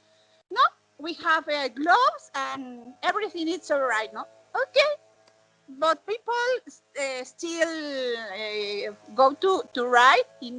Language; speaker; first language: English; non-native, learner; Spanish